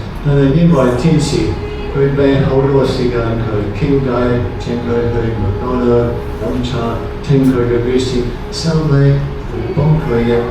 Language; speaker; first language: Cantonese; non-native, fluent; English